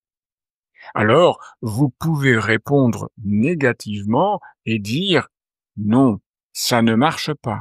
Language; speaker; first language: French; native; French